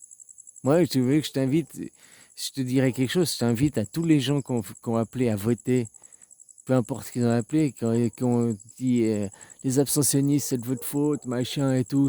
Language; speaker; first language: French; native; French